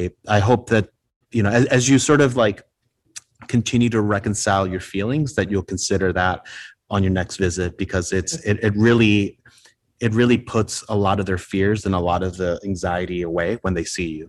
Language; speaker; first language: English; non-native, fluent; Spanish